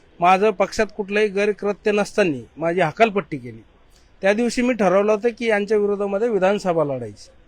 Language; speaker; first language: Marathi; native; Marathi